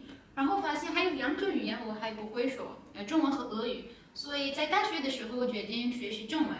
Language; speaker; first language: Chinese; non-native, learner; Persian